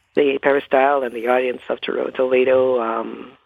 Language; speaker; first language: English; native; English